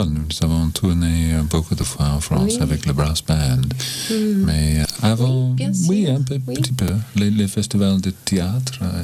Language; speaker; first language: French; non-native, learner; English